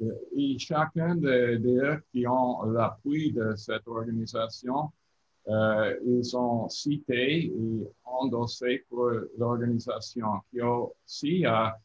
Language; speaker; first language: French; non-native, learner; English